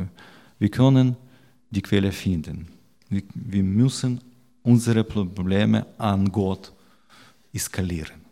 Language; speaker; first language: German; non-native, learner; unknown